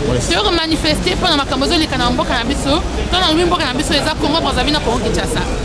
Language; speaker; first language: French; non-native, local second language; Lingala